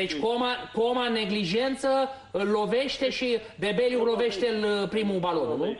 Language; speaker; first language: Romanian; native; Romanian